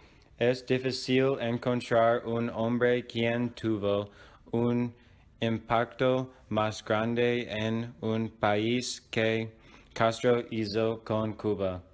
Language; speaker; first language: Spanish; non-native, learner; English